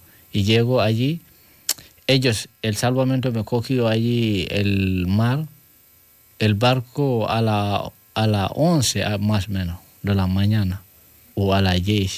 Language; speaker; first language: Spanish; non-native, learner; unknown